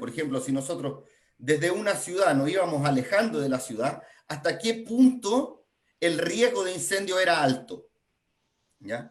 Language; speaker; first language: Spanish; native; Spanish